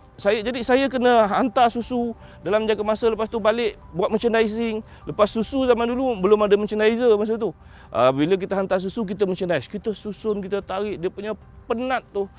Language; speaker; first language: Malay; native; Malay